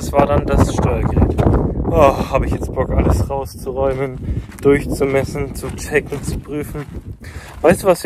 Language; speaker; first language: German; native; German